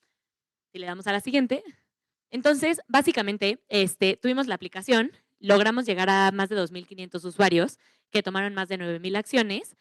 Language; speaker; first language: Spanish; native; Spanish